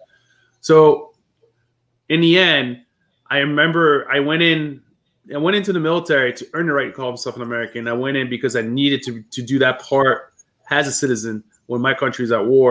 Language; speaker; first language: English; early bilingual, other home language; French